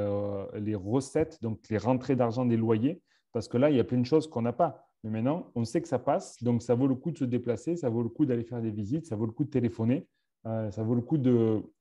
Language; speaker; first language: French; native; French